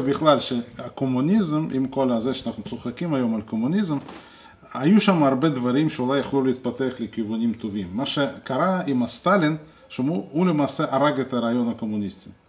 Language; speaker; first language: Hebrew; non-native, fluent; Russian